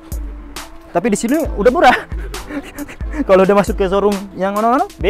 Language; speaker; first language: Indonesian; native; Indonesian